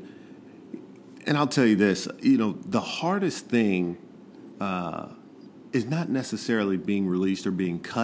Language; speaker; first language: English; native; English